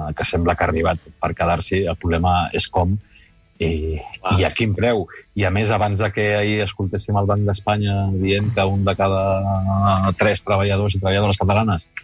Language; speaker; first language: Catalan; non-native, local second language; Spanish